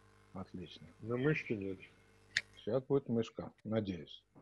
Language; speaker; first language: Russian; native; Russian